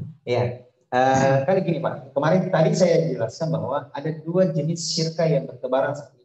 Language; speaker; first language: Indonesian; native; Indonesian